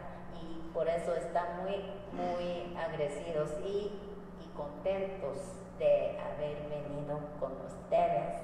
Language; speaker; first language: Spanish; non-native, fluent; Japanese